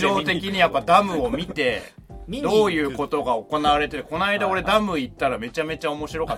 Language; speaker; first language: Japanese; native; Japanese